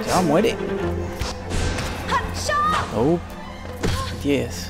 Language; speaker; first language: Spanish; native; Spanish